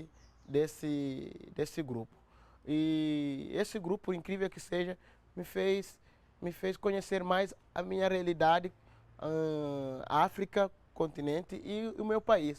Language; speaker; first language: Portuguese; non-native, local second language; Upper Guinea Crioulo